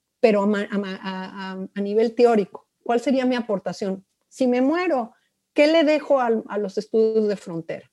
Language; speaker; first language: Spanish; native; Spanish